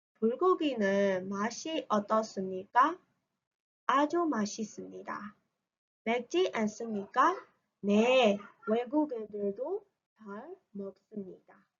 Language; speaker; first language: Korean; non-native, learner; Burmese